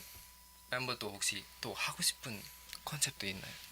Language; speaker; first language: Korean; non-native, fluent; Indonesian